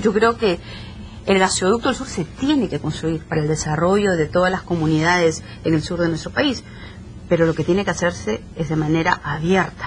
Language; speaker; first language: Spanish; native; Spanish